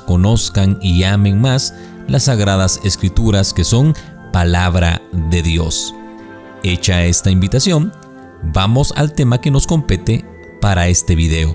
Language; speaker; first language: Spanish; native; Spanish